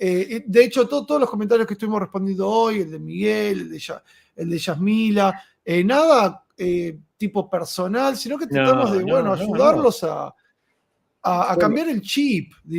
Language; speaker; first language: Spanish; native; Spanish